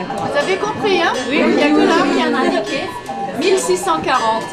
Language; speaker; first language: French; native; French